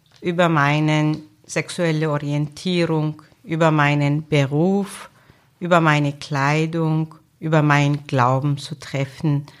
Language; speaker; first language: German; non-native, fluent; Turkish